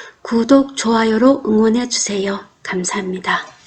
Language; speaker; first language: Korean; non-native, fluent; Chinese